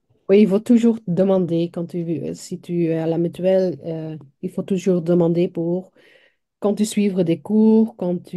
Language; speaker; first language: French; non-native, local second language; Dutch